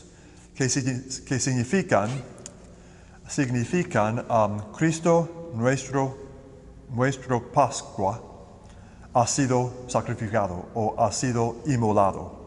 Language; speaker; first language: Spanish; non-native, learner; English